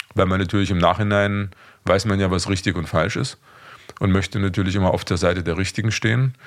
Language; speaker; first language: German; native; German